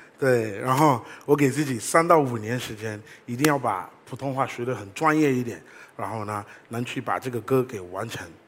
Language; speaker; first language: Chinese; non-native, fluent; English